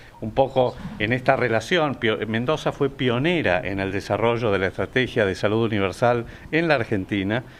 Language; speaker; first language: Spanish; native; Spanish